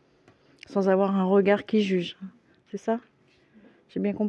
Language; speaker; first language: French; native; French